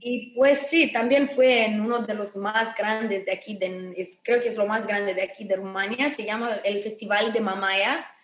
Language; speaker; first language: Spanish; non-native, fluent; Romanian